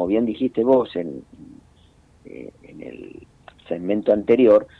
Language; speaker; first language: Spanish; native; Spanish